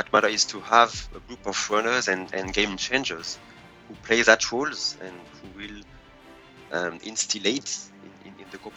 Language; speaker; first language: English; non-native, fluent; French